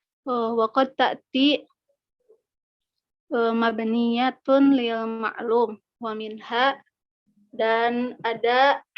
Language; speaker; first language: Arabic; non-native, learner; Indonesian